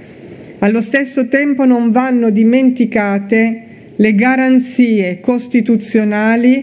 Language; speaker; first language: Italian; native; Italian